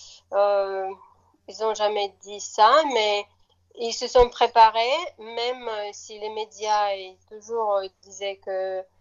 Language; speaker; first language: French; non-native, fluent; Russian